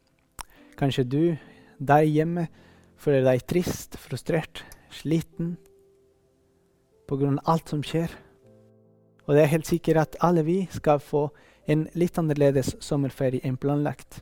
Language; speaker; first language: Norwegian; non-native, fluent; Spanish